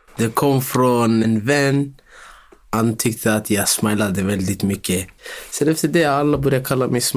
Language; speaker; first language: Swedish; non-native, local second language; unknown